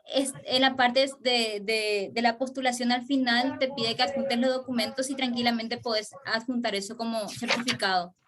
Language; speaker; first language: Spanish; native; Spanish